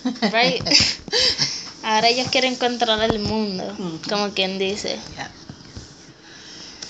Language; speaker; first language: Spanish; early bilingual, heritage; Spanish